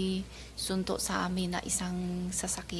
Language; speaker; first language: Filipino; non-native, learner; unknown